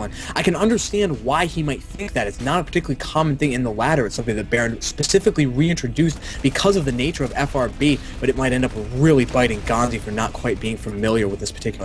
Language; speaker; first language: English; native; English